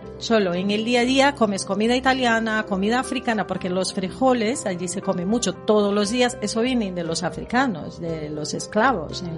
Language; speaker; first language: Spanish; early bilingual, heritage; Spanish